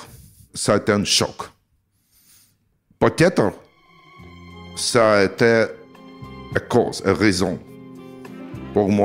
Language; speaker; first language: French; non-native, learner; Russian